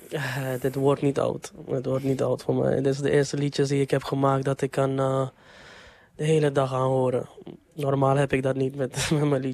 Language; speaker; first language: Dutch; non-native, local second language; English